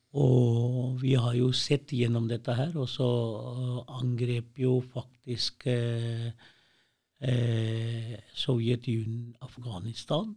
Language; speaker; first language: Norwegian; early bilingual, other home language; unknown